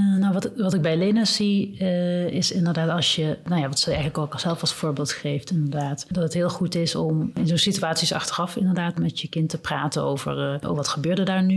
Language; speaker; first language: Dutch; native; Dutch